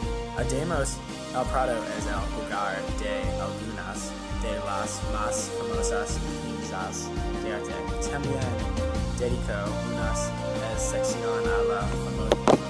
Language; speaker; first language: Spanish; non-native, learner; English